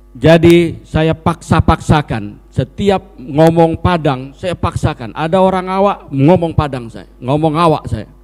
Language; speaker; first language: Indonesian; native; Indonesian